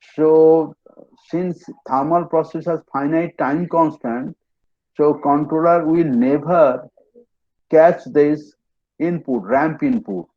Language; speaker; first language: English; non-native, local second language; Bangla